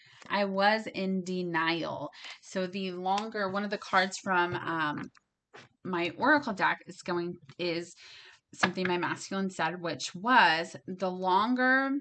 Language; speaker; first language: English; native; English